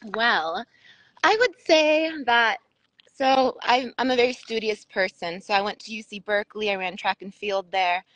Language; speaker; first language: English; native; English